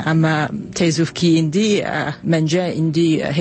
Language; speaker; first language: Azerbaijani; non-native, learner; English